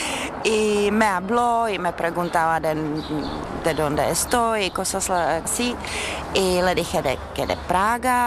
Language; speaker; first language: Spanish; non-native, fluent; Czech